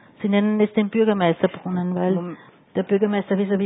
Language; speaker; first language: German; native; German